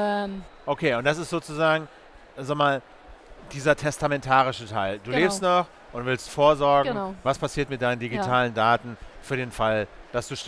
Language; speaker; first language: German; native; German